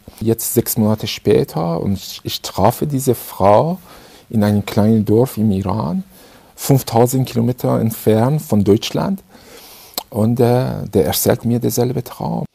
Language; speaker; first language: German; non-native, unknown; Persian